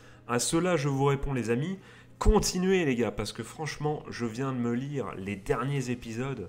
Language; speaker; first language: French; native; French